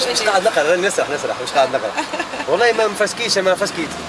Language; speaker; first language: Arabic; native; Arabic